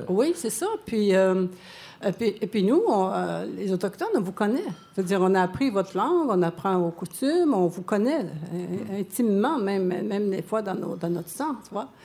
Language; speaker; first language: French; non-native, local second language; Cree